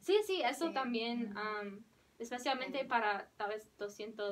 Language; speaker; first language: Spanish; non-native, learner; English